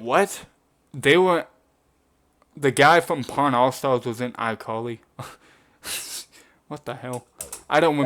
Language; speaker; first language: English; native; English